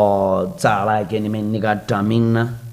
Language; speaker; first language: Chinese; non-native, fluent; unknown